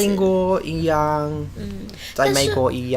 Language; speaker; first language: Chinese; non-native, learner; English